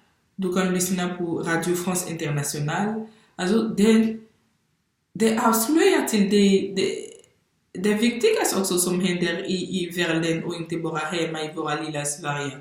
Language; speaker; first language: Swedish; non-native, fluent; French